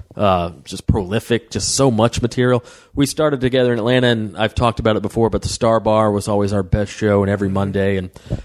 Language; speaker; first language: English; native; English